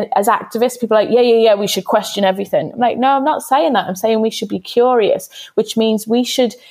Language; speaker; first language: English; native; English